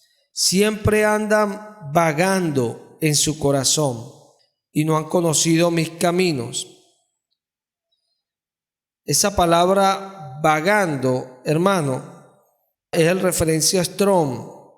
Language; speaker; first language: Spanish; native; Spanish